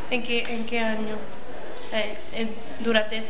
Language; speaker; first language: Spanish; early bilingual, other home language; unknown